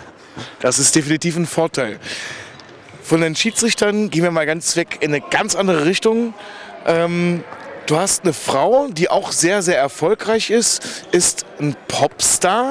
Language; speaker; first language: German; native; German